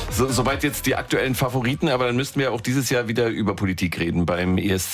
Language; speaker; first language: German; native; German